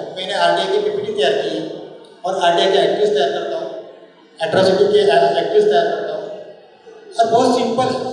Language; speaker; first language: Hindi; non-native, local second language; Marathi